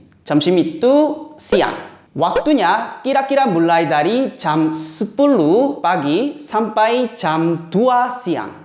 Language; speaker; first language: Indonesian; non-native, fluent; Korean